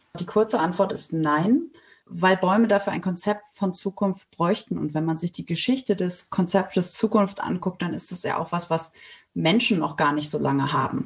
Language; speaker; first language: German; native; German